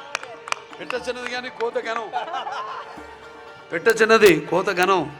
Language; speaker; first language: Telugu; native; Telugu